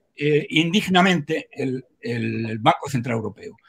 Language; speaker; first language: Spanish; native; Spanish